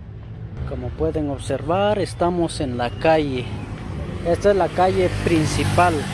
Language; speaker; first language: Spanish; native; Spanish